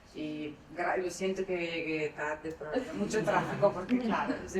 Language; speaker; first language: Spanish; non-native, fluent; Italian